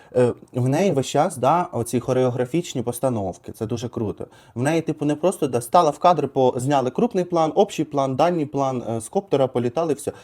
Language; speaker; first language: Ukrainian; native; Ukrainian